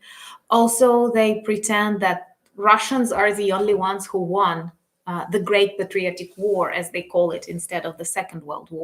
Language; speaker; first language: English; non-native, fluent; Ukrainian